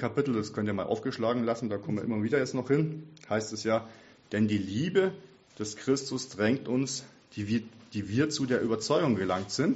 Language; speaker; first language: German; native; German